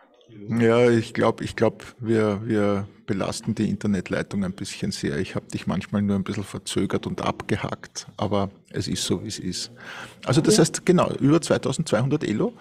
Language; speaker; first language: German; native; German